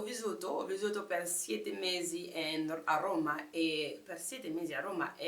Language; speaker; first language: Italian; non-native, learner; French